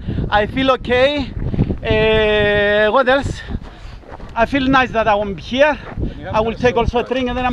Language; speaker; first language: English; non-native, learner; Greek